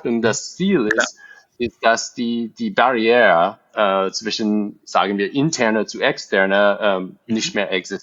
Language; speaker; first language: German; non-native, fluent; English